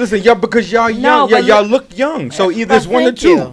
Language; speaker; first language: English; native; English